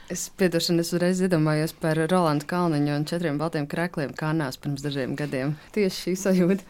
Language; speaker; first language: Latvian; native; Latvian